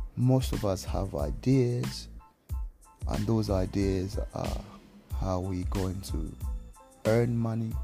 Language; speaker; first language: English; non-native, local second language; Nyanja